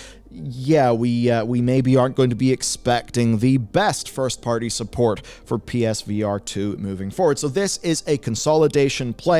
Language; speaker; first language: English; native; English